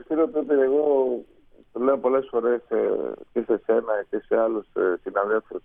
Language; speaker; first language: Greek; non-native, fluent; Spanish